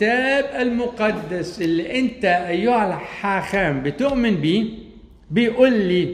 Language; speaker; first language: Arabic; native; Arabic